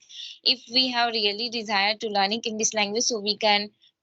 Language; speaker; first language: English; non-native, learner; Hindi